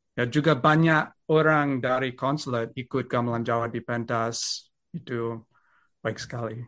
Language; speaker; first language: Indonesian; non-native, fluent; English